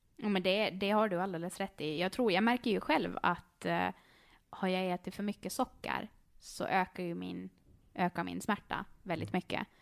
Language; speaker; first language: Swedish; native; Swedish